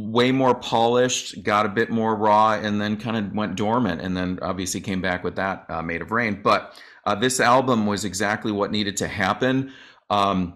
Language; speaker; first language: English; native; English